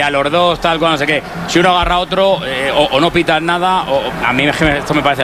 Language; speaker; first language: Spanish; native; Spanish